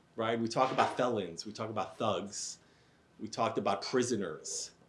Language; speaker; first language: English; native; English